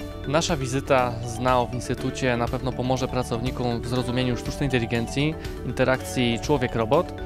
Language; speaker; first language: Polish; native; Polish